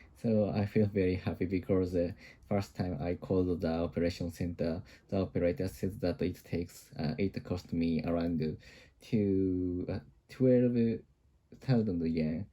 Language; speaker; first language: English; non-native, learner; Japanese